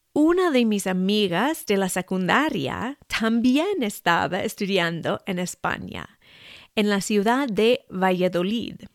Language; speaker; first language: Spanish; non-native, fluent; English